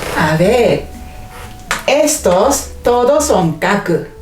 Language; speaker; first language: Spanish; non-native, fluent; Japanese